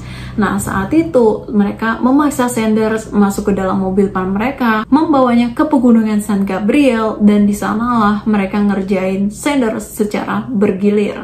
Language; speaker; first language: Indonesian; native; Indonesian